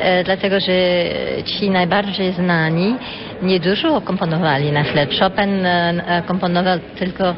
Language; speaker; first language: Polish; early bilingual, heritage; Polish